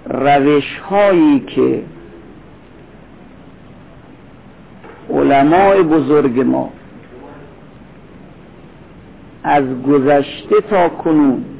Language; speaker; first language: Persian; native; Persian